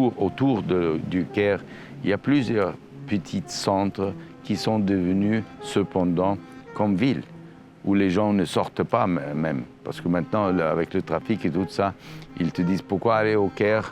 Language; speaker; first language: French; non-native, fluent; Arabic